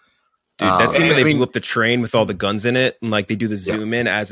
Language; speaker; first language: English; native; English